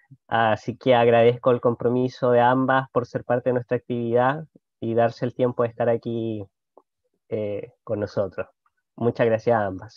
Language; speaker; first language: Spanish; native; Spanish